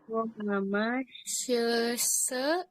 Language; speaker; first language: Chinese; non-native, learner; Indonesian